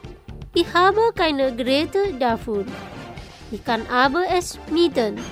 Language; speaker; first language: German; non-native, learner; Indonesian